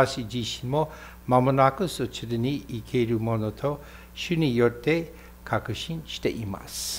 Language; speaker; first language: Japanese; non-native, fluent; English